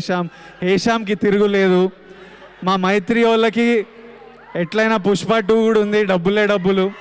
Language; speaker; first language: Telugu; native; Telugu